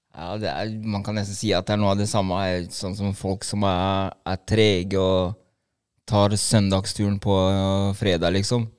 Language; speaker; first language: Norwegian; early bilingual, other home language; Albanian